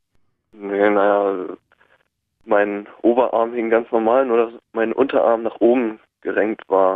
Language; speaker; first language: German; native; German